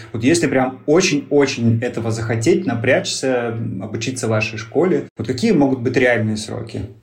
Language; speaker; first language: Russian; native; Russian